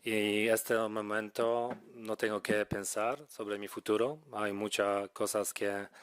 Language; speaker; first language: Spanish; non-native, fluent; Polish